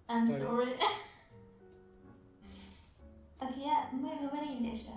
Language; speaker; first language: Russian; early bilingual, other home language; Turkish